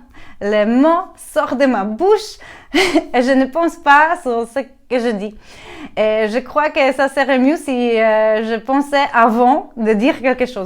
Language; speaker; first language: French; non-native, learner; Polish